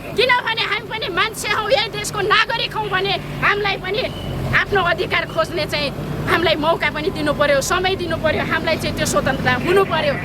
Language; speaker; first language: Nepali; non-native, local second language; Rana Tharu